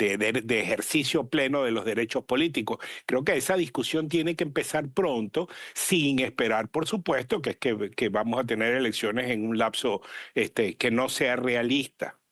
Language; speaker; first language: Spanish; native; Spanish